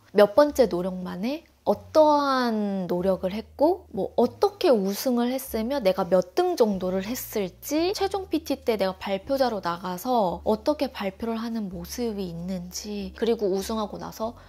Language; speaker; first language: Korean; native; Korean